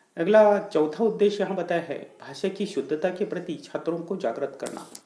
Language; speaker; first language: Hindi; non-native, local second language; Marathi